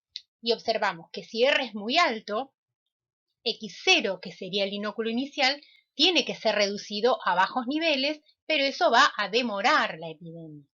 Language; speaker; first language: Spanish; native; Spanish